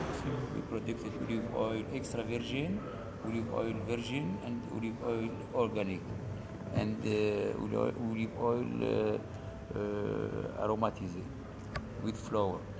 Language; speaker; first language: English; non-native, learner; Arabic